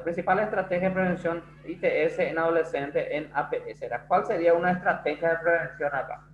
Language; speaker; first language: Spanish; non-native, fluent; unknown